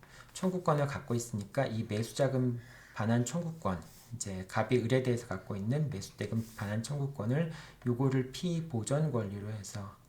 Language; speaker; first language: Korean; native; Korean